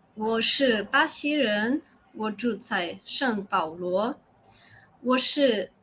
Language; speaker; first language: Chinese; non-native, learner; Portuguese